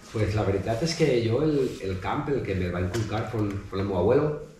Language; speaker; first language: Spanish; non-native, local second language; Catalan